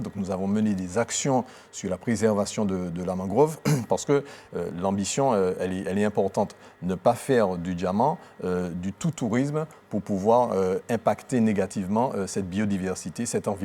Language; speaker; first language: French; native; French